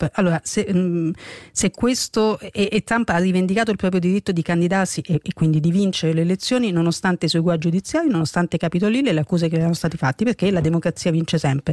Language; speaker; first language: Italian; native; Italian